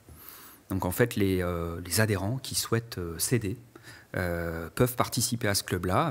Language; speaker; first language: French; native; French